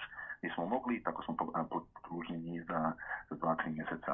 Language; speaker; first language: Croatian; early bilingual, heritage; Croatian